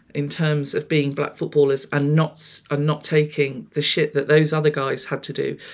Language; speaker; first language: English; native; English